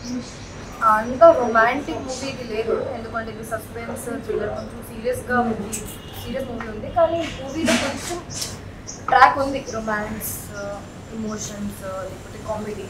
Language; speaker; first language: Telugu; non-native, learner; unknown